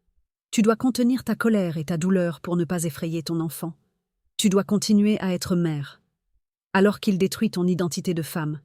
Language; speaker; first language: French; native; French